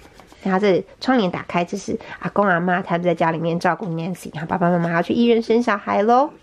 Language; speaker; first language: Chinese; native; Chinese